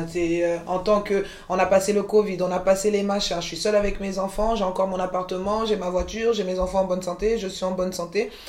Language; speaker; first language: French; early bilingual, other home language; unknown